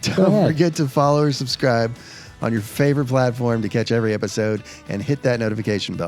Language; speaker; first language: English; native; English